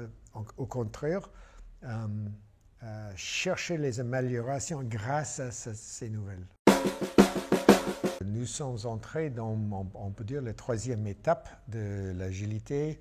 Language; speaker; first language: French; non-native, fluent; English